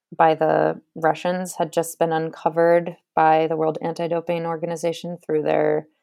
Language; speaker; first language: English; native; English